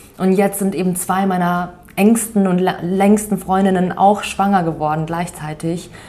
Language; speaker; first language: German; early bilingual, other home language; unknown